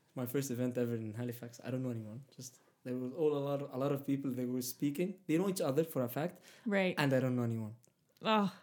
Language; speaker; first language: English; non-native, fluent; Arabic